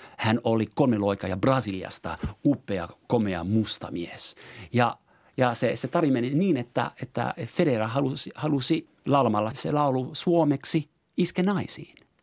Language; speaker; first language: Finnish; non-native, fluent; French